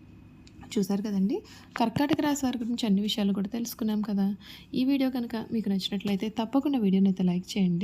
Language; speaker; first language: Telugu; native; Telugu